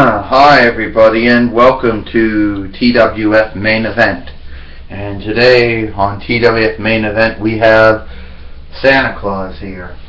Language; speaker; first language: English; native; English